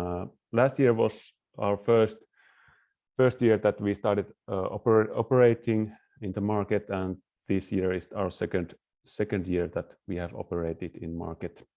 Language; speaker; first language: English; non-native, fluent; Finnish